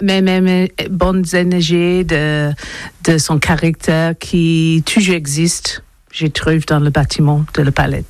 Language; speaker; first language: French; non-native, learner; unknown